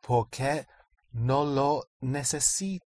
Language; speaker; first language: Spanish; non-native, learner; English